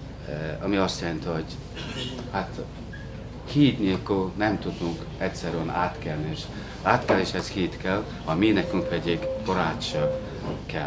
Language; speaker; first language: Hungarian; non-native, fluent; Mongolian